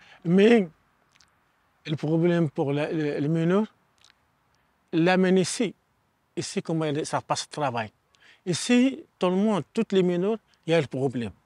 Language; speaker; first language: French; non-native, learner; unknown